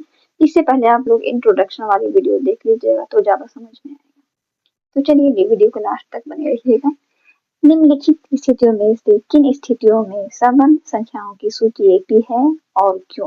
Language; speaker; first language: Hindi; native; Hindi